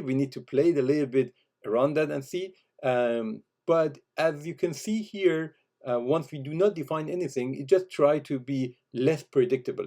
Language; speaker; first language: English; non-native, fluent; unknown